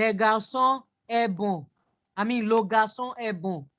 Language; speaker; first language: French; non-native, fluent; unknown